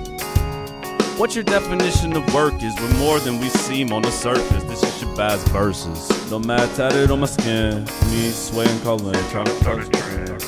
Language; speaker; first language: English; native; English